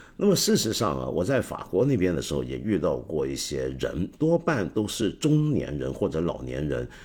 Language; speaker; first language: Chinese; non-native, fluent; Cantonese